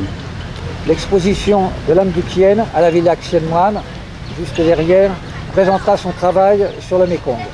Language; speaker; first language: French; native; French